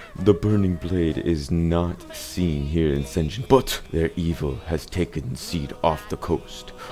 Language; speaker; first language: English; native; English